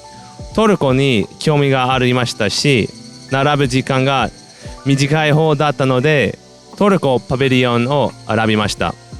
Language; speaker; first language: Japanese; non-native, fluent; English